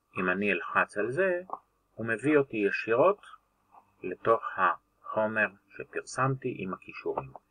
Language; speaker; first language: Hebrew; native; Hebrew